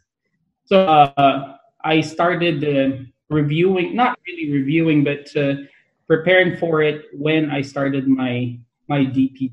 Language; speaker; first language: English; non-native, local second language; Pangasinan